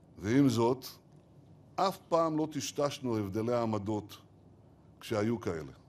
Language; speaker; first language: Hebrew; native; Hebrew